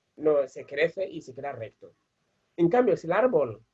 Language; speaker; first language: Spanish; non-native, fluent; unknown